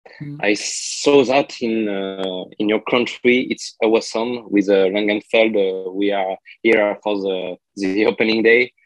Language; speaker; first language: English; non-native, learner; French